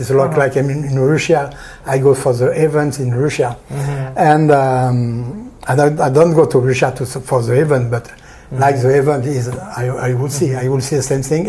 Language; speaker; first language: English; non-native, learner; French